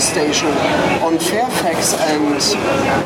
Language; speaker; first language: English; non-native, fluent; German